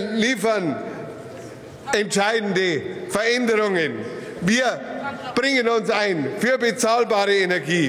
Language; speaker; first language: German; native; German